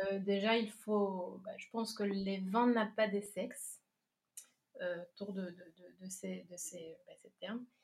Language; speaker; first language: French; non-native, fluent; Spanish